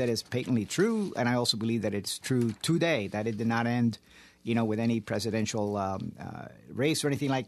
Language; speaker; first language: English; early bilingual, other home language; Spanish